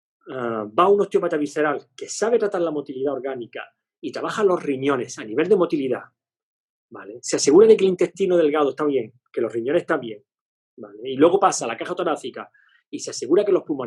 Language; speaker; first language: Spanish; native; Spanish